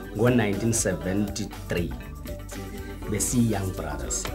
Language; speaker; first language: Zulu; native; Zulu